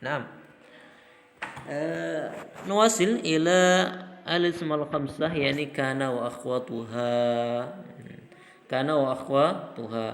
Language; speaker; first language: Arabic; non-native, fluent; Indonesian